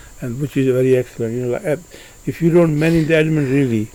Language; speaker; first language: English; early bilingual, other home language; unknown